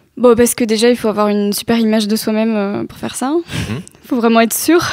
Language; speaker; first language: French; native; French